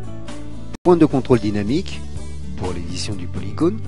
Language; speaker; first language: French; native; French